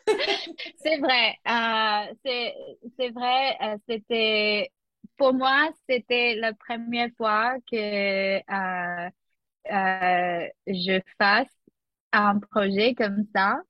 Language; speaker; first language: French; non-native, learner; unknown